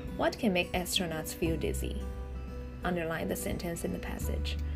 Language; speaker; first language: English; non-native, fluent; Chinese